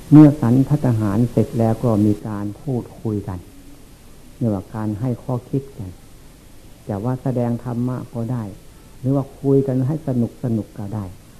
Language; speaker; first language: Thai; non-native, local second language; Lao